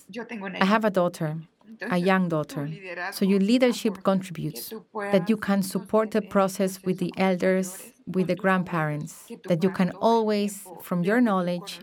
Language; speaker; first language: English; non-native, fluent; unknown